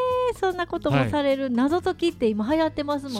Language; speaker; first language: Japanese; native; Japanese